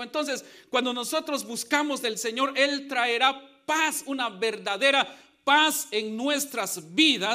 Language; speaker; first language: Spanish; native; Spanish